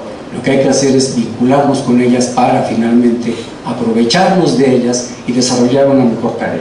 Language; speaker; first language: Spanish; native; Spanish